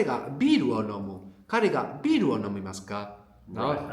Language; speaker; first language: Japanese; non-native, fluent; English